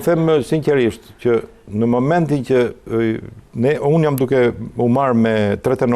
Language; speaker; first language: Albanian; native; Albanian